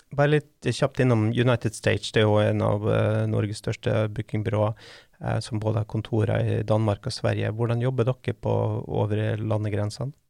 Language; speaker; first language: Norwegian; native; Norwegian